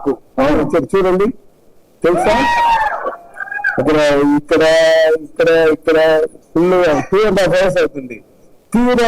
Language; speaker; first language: Telugu; non-native, learner; Tamil